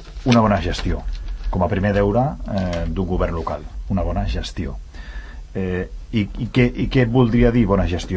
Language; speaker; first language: Catalan; native; Catalan